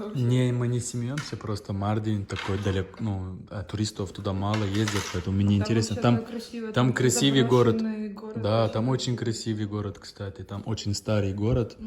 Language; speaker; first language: Russian; non-native, fluent; Turkish